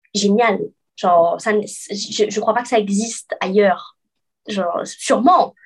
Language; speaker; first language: French; native; French